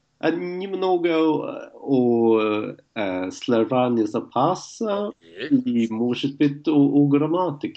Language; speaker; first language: Russian; non-native, learner; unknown